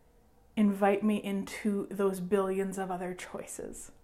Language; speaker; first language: English; native; English